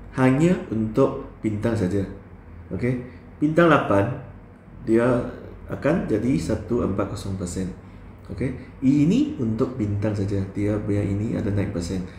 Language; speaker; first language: Malay; non-native, local second language; Chinese